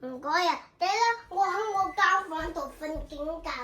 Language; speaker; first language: Cantonese; early bilingual, heritage; Cantonese